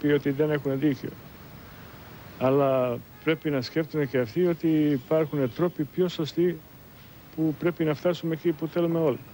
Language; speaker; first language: Greek; non-native, fluent; Serbian